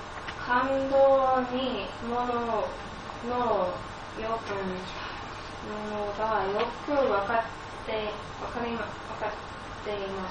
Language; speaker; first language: Japanese; non-native, learner; English